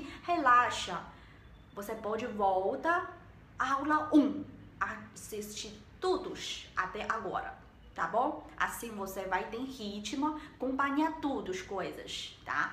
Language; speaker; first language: Portuguese; non-native, learner; Chinese